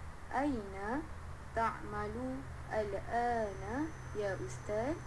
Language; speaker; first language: Arabic; non-native, learner; Malay